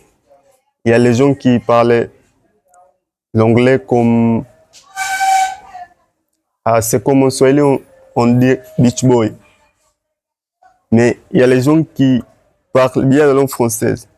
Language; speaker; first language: French; non-native, learner; Swahili